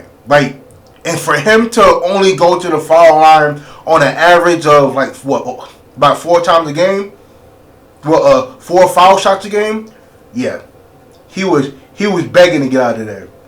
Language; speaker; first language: English; native; English